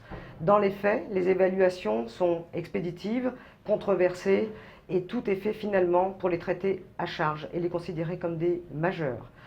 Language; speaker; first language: French; native; French